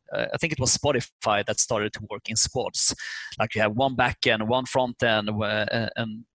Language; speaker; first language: English; non-native, fluent; Swedish